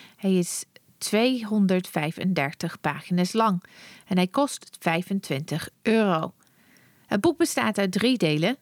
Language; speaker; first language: Dutch; non-native, fluent; English